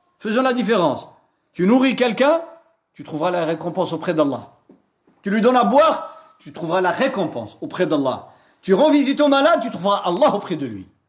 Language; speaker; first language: French; non-native, local second language; Arabic